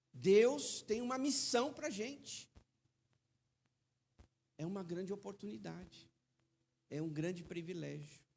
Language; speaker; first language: Portuguese; native; Portuguese